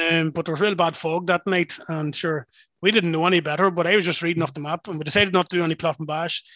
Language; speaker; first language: English; native; English